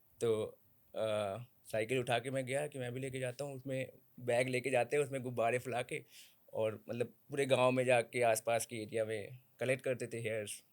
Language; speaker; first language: Hindi; native; Hindi